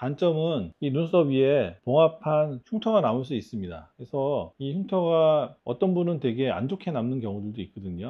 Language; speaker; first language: Korean; native; Korean